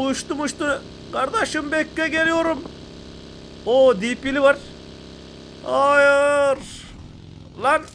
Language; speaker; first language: Turkish; native; Turkish